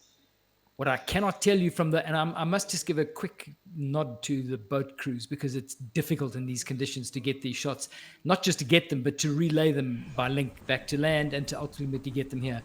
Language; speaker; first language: English; native; English